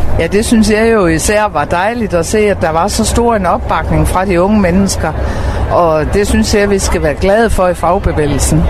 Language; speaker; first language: Danish; native; Danish